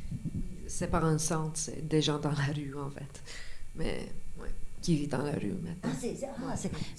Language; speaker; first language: French; non-native, local second language; English